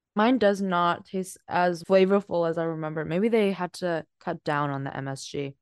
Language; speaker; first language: English; non-native, local second language; Cantonese